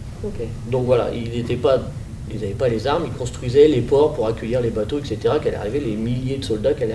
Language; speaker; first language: French; native; French